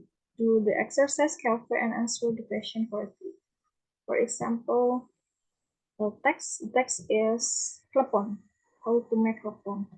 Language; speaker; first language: English; non-native, learner; Indonesian